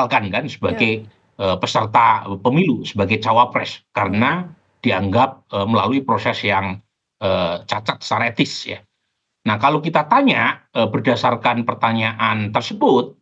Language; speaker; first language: Indonesian; native; Indonesian